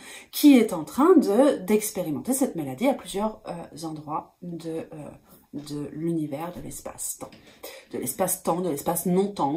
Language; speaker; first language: French; native; French